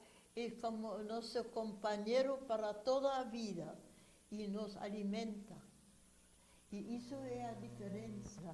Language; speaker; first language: Portuguese; non-native, fluent; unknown